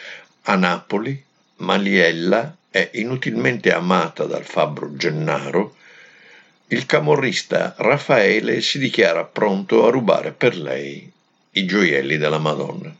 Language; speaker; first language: Italian; native; Italian